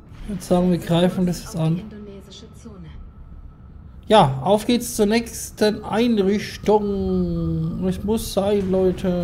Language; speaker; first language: German; native; German